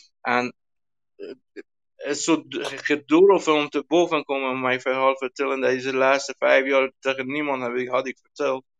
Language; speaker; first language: Dutch; non-native, learner; Persian